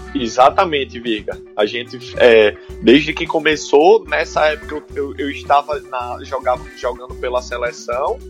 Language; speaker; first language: Portuguese; native; Portuguese